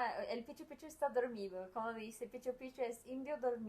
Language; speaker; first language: Spanish; non-native, fluent; Portuguese